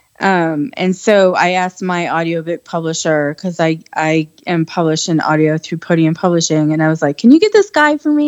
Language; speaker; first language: English; native; English